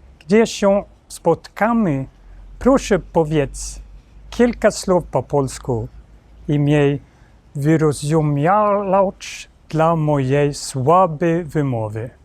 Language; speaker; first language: Polish; non-native, learner; Swedish